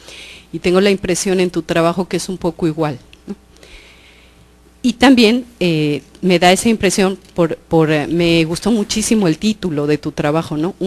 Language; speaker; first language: Spanish; native; Spanish